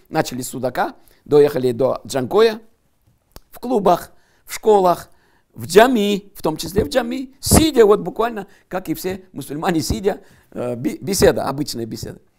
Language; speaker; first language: Russian; non-native, local second language; Crimean Tatar